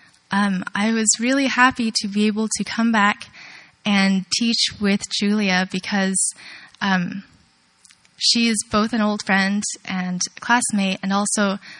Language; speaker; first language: English; early bilingual, other home language; Chinese